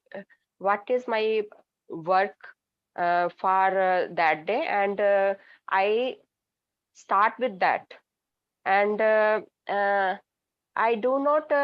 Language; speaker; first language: English; non-native, learner; Hindi